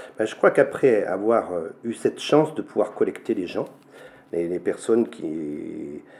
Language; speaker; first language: French; native; French